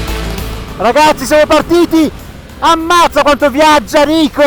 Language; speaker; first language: Italian; native; Italian